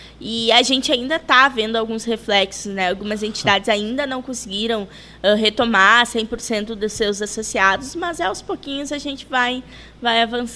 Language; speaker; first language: Portuguese; native; Portuguese